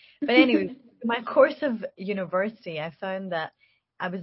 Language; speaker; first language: English; native; English